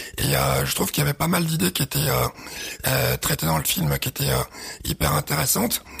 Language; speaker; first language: French; early bilingual, other home language; Arabic